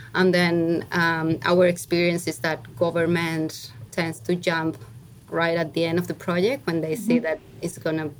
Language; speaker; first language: English; non-native, fluent; Spanish